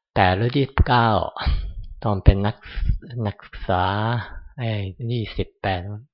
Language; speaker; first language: Thai; non-native, fluent; Japanese